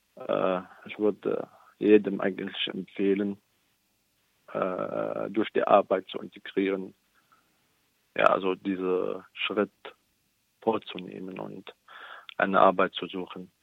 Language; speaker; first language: German; non-native, fluent; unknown